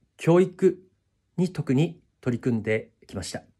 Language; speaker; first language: Japanese; native; Japanese